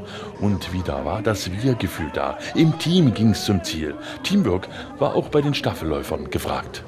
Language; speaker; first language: German; native; German